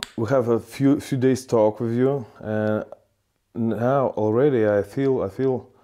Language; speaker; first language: English; non-native, fluent; Lithuanian